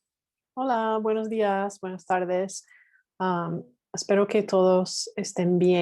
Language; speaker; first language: Spanish; non-native, fluent; English